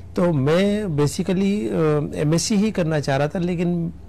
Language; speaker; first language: Hindi; native; Hindi